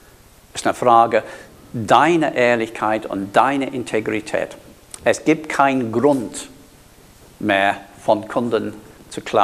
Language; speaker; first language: German; non-native, fluent; English